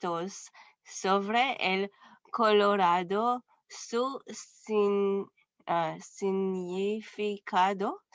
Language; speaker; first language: Spanish; non-native, learner; English